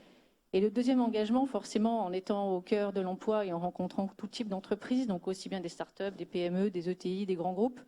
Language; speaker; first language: French; native; French